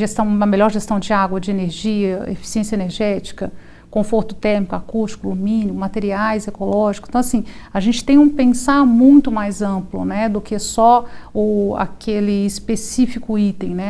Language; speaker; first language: Portuguese; native; Portuguese